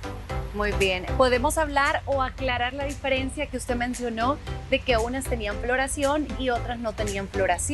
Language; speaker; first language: Spanish; native; Spanish